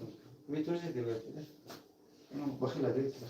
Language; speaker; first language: Russian; non-native, learner; Tajik